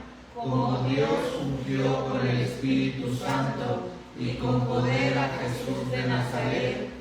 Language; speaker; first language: Spanish; native; Spanish